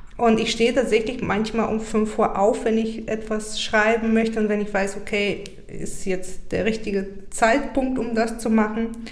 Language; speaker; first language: German; non-native, fluent; Bulgarian